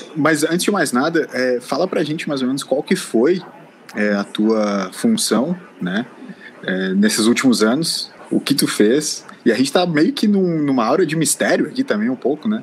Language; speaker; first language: Portuguese; native; Portuguese